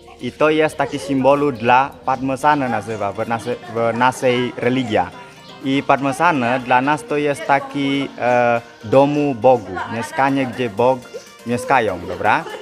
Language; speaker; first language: Polish; non-native, learner; Balinese